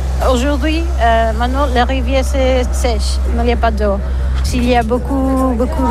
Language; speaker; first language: French; non-native, learner; Catalan